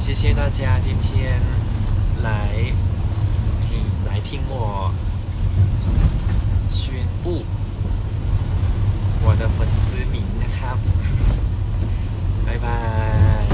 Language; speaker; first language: Chinese; non-native, learner; Thai